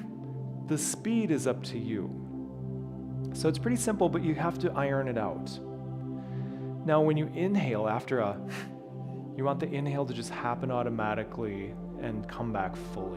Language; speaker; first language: English; native; English